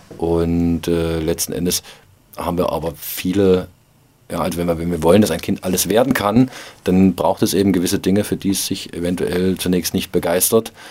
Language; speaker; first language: German; native; German